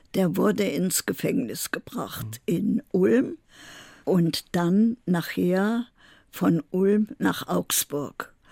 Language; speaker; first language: German; native; German